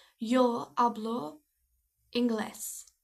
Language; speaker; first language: Spanish; non-native, learner; Turkish